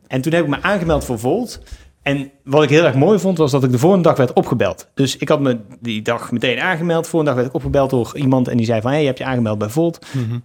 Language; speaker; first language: Dutch; native; Dutch